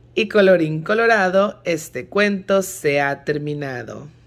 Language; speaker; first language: Spanish; early bilingual, heritage; Spanish